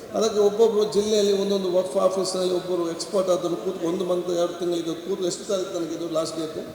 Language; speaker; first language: Kannada; non-native, local second language; Badaga